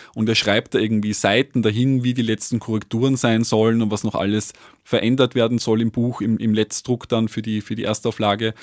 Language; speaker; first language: German; native; German